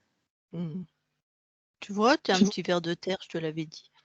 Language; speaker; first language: French; native; French